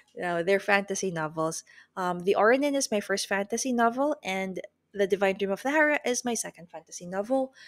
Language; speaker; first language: English; non-native, local second language; Filipino